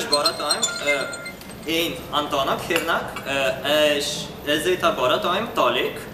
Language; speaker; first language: Hungarian; non-native, learner; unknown